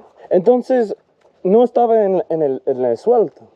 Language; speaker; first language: Spanish; non-native, fluent; English